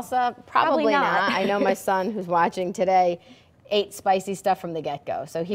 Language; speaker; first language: English; native; English